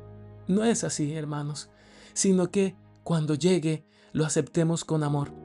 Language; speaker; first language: Spanish; native; Spanish